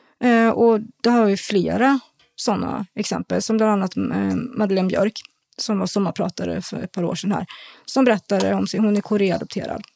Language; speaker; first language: Swedish; native; Swedish